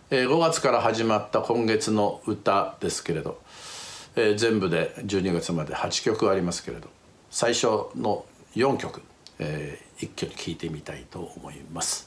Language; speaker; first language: Japanese; native; Japanese